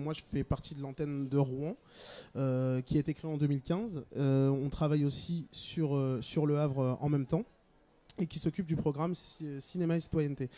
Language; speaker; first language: French; native; French